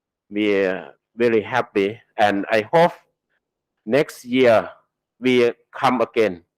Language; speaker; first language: English; non-native, learner; Thai